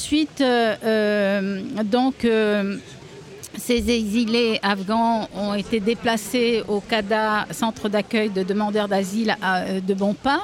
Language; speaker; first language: French; native; French